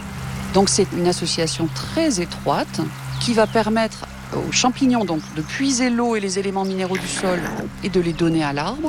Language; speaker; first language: French; native; French